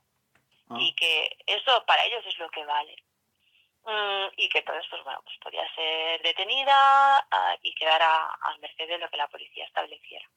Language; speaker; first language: Spanish; native; Spanish